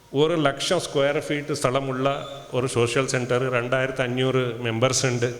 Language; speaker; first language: Malayalam; non-native, local second language; Tulu